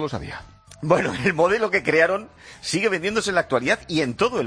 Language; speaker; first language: Spanish; native; Spanish